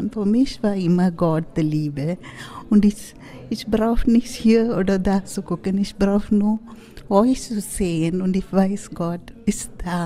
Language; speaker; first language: German; non-native, learner; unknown